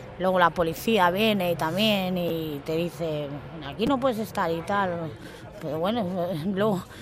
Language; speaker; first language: Spanish; native; Spanish